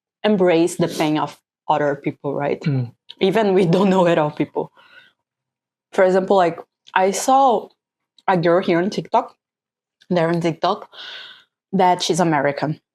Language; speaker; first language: English; non-native, fluent; Portuguese